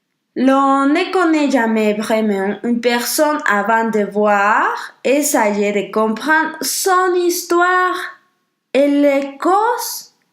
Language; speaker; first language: French; non-native, learner; Spanish